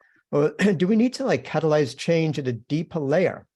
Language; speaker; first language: English; native; English